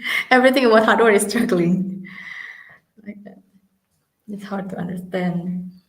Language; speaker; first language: English; non-native, learner; Indonesian